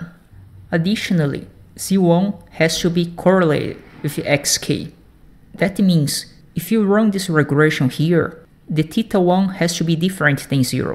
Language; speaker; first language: English; non-native, fluent; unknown